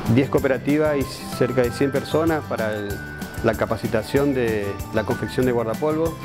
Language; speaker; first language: Spanish; native; Spanish